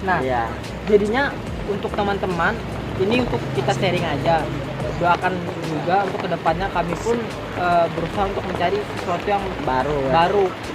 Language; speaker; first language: Indonesian; native; Indonesian